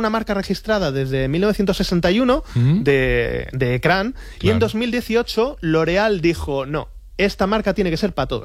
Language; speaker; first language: Spanish; native; Spanish